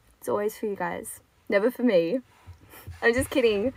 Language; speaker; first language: English; early bilingual, other home language; Korean